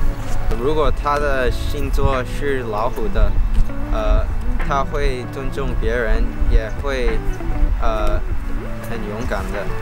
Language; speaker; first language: Chinese; non-native, learner; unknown